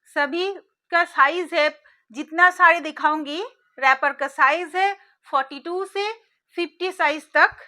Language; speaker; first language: Hindi; non-native, local second language; Bangla